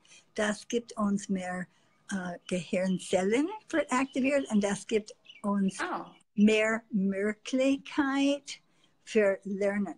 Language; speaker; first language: German; non-native, fluent; English